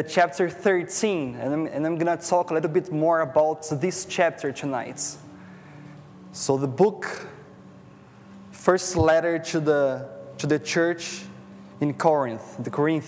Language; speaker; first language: English; non-native, fluent; Portuguese